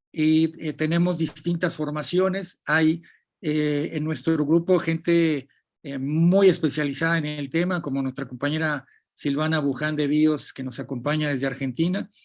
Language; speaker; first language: Spanish; native; Spanish